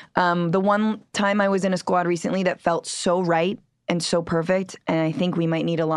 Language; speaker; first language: English; native; English